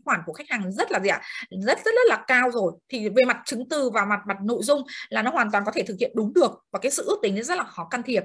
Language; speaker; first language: Vietnamese; native; Vietnamese